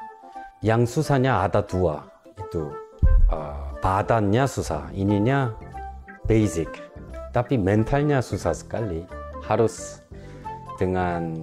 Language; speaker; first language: Indonesian; non-native, local second language; Korean